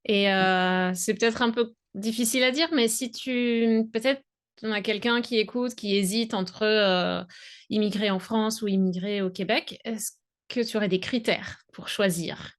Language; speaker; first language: French; native; French